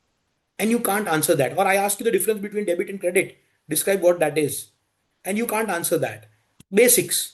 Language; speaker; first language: English; non-native, local second language; Hindi